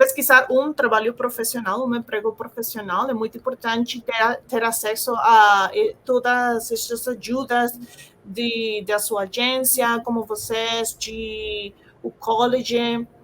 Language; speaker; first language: Portuguese; non-native, fluent; Spanish